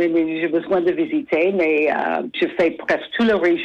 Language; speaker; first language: French; non-native, fluent; English